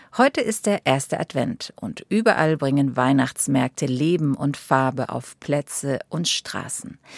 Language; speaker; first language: German; native; German